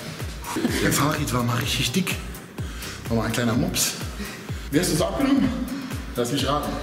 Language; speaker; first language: German; native; German